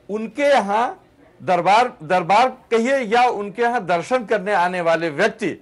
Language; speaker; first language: Hindi; native; Hindi